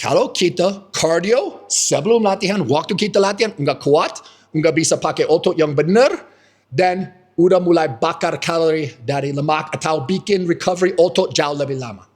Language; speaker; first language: Indonesian; non-native, fluent; English